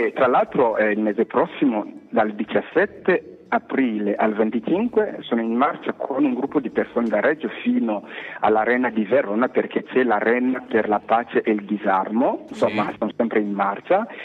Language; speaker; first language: Italian; non-native, fluent; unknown